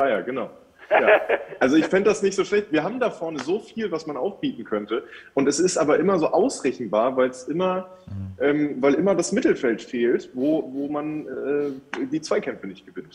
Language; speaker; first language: German; native; German